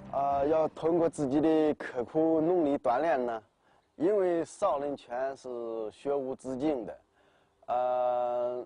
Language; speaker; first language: Chinese; native; Chinese